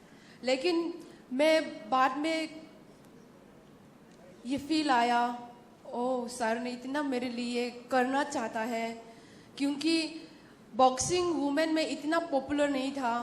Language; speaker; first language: Hindi; non-native, local second language; Manipuri